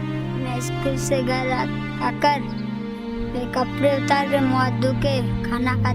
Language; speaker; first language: Hindi; non-native, local second language; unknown